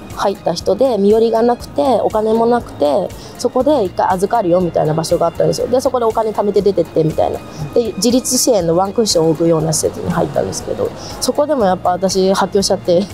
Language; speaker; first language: Japanese; native; Japanese